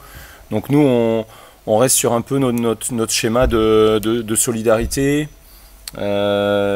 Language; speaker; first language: French; native; French